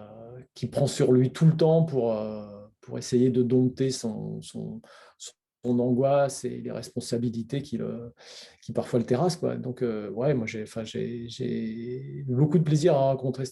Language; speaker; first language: French; native; French